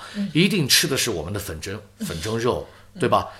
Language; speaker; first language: Chinese; native; Chinese